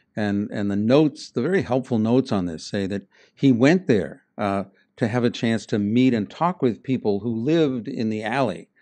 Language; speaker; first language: English; native; English